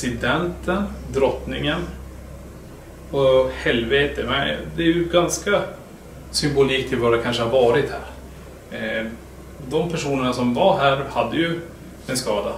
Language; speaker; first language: Swedish; native; Swedish